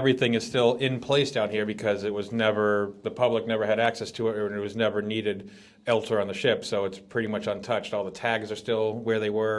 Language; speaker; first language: English; native; English